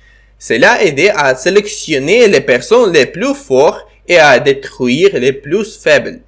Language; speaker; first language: French; non-native, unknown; Ukrainian